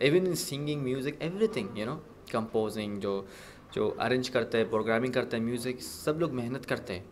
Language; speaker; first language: Hindi; non-native, fluent; Arabic